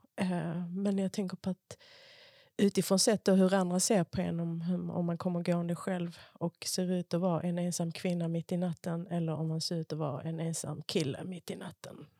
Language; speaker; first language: Swedish; early bilingual, other home language; Spanish